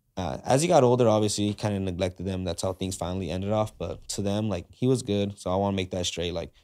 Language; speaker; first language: English; native; English